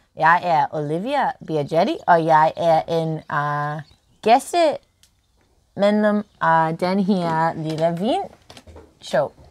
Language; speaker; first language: Danish; non-native, learner; English